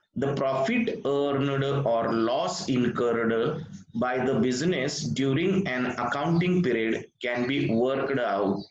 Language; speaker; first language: English; non-native, local second language; Marathi